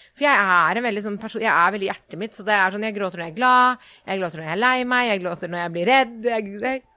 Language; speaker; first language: Norwegian; native; Norwegian